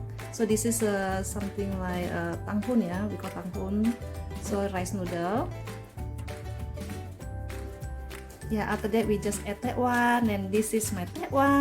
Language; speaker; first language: English; non-native, learner; Indonesian